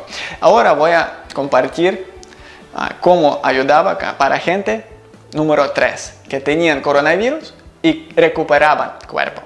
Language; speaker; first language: Spanish; non-native, learner; Ukrainian